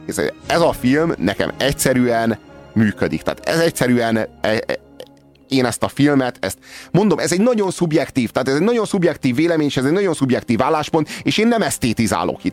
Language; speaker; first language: Hungarian; native; Hungarian